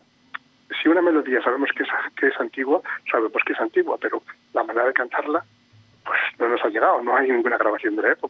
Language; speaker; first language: Spanish; native; Spanish